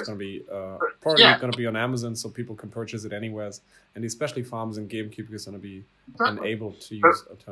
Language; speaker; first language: English; non-native, fluent; German